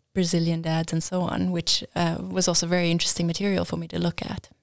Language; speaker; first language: English; native; English